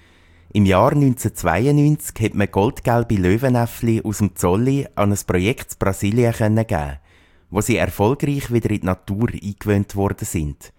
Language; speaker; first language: German; native; German